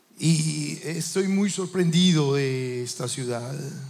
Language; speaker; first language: Portuguese; non-native, learner; Spanish